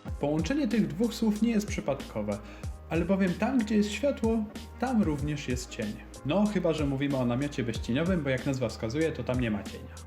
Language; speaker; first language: Polish; native; Polish